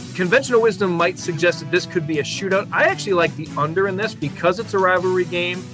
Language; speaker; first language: English; native; English